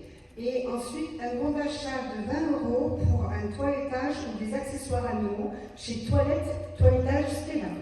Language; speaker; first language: French; native; French